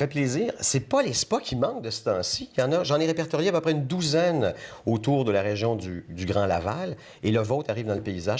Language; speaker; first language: French; native; French